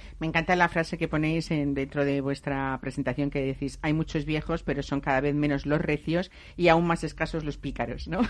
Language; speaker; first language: Spanish; native; Spanish